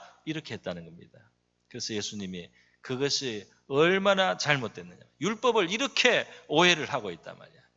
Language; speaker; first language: Korean; native; Korean